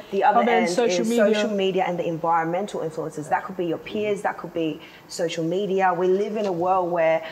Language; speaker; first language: English; native; English